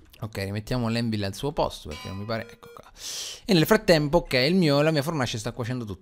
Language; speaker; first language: Italian; native; Italian